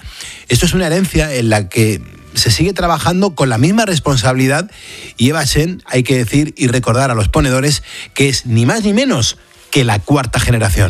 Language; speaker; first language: Spanish; native; Spanish